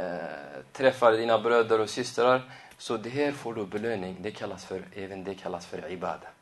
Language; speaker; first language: Swedish; non-native, fluent; Arabic